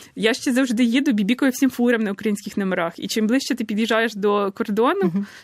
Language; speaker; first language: Ukrainian; native; Ukrainian